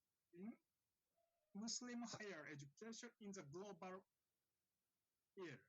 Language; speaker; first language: English; non-native, fluent; Japanese